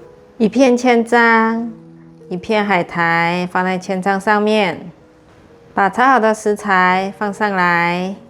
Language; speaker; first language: Chinese; native; Chinese